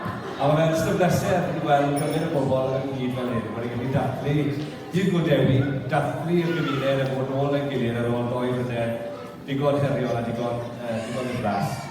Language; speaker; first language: Welsh; native; Welsh